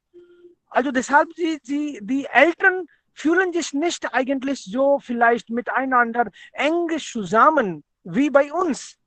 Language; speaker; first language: German; non-native, fluent; Hindi